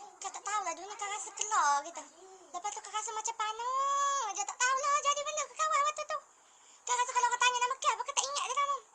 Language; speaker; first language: Malay; native; Malay